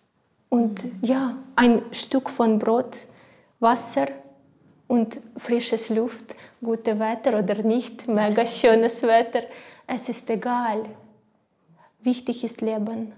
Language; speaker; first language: German; non-native, learner; Ukrainian